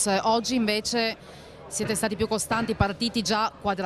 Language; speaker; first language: Italian; native; Italian